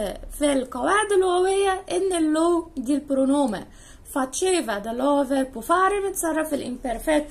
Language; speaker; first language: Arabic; native; Arabic